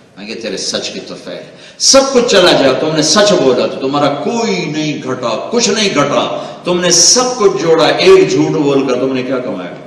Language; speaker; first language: Urdu; non-native, local second language; Punjabi